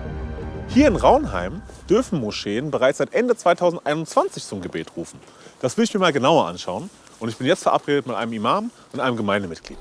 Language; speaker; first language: German; native; German